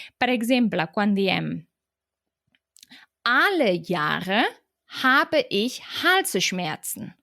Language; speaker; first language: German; non-native, fluent; Catalan